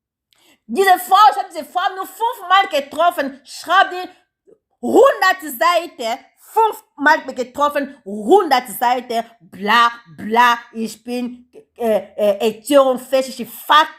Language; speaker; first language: German; non-native, learner; Lingala